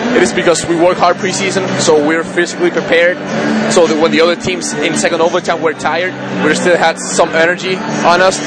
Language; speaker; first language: English; non-native, fluent; Spanish